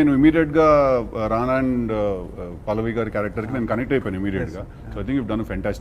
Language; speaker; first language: Telugu; native; Telugu